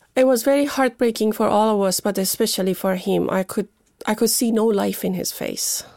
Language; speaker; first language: English; non-native, fluent; Persian